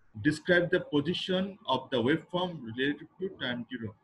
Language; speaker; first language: English; non-native, local second language; Bangla